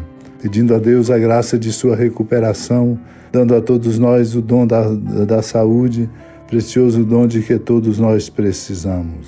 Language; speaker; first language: Portuguese; native; Portuguese